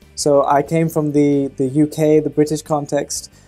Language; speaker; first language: English; native; English